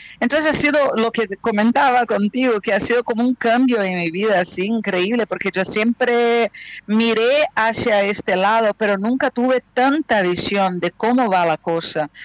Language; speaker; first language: Spanish; non-native, fluent; Portuguese